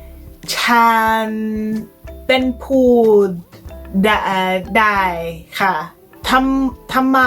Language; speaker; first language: Thai; non-native, learner; English